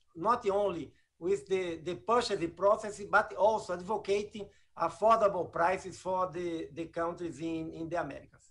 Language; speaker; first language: English; non-native, fluent; Portuguese